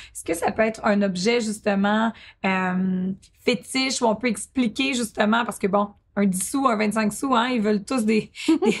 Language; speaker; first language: French; native; French